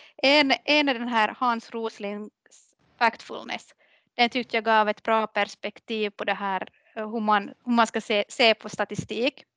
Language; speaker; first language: Swedish; native; Swedish